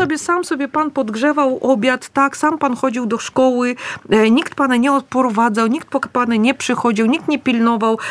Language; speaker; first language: Polish; non-native, fluent; Russian